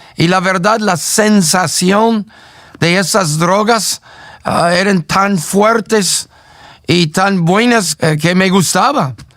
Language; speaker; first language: Spanish; non-native, fluent; English